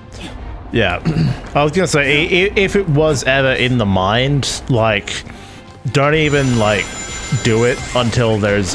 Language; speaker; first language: English; native; English